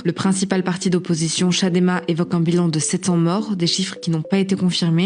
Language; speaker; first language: French; native; French